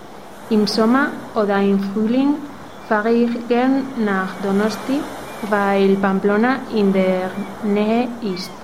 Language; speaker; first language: German; non-native, fluent; Spanish